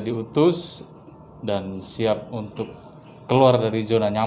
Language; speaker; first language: Indonesian; native; Indonesian